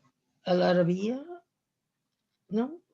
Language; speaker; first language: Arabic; non-native, learner; Urdu